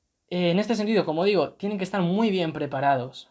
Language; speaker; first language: Spanish; native; Spanish